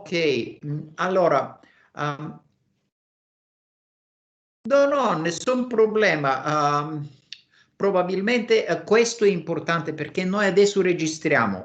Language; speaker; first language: Italian; non-native, fluent; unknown